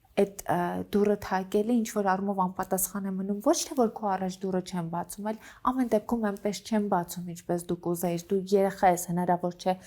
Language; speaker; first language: Armenian; native; Armenian